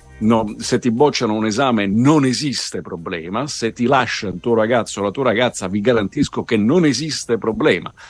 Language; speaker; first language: Italian; native; Italian